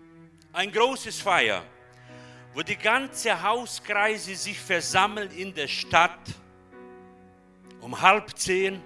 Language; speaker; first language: German; non-native, fluent; Portuguese